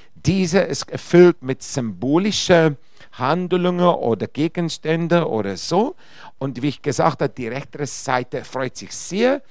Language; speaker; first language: German; non-native, fluent; Afrikaans